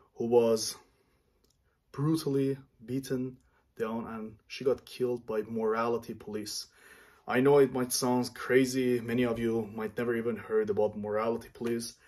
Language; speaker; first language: English; non-native, fluent; Armenian